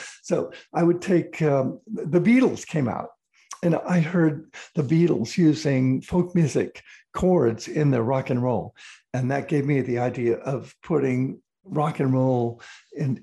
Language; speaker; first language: English; native; English